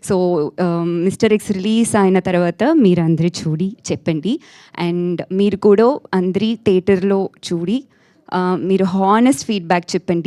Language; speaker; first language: Telugu; non-native, learner; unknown